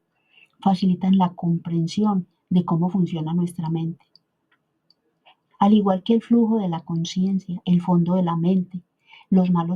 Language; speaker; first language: Spanish; native; Spanish